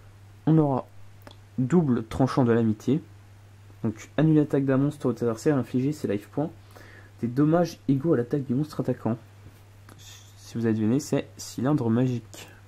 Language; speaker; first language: French; native; French